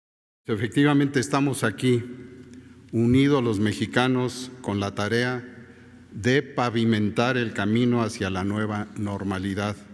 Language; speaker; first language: Spanish; native; Spanish